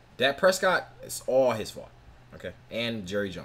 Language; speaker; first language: English; native; English